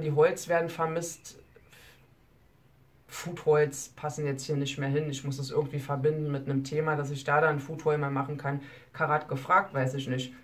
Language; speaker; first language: German; native; German